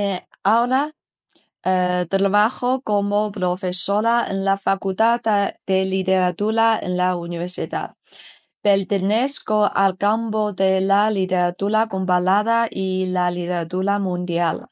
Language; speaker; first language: Spanish; non-native, fluent; Chinese